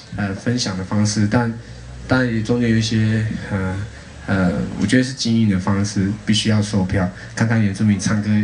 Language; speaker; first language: Chinese; non-native, local second language; Amis